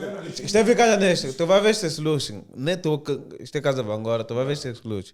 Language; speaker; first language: Bulgarian; non-native, learner; Portuguese